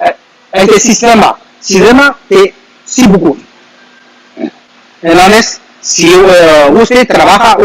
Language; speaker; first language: Spanish; non-native, learner; Chinese